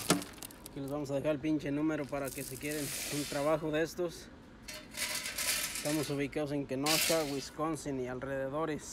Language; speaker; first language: Spanish; native; Spanish